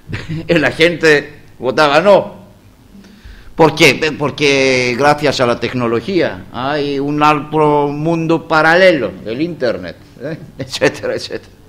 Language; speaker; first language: Spanish; non-native, fluent; Greek